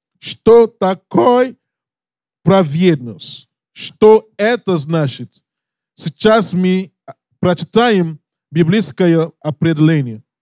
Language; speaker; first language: Russian; non-native, learner; English